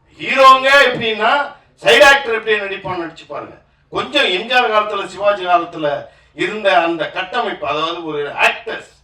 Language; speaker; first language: Tamil; native; Tamil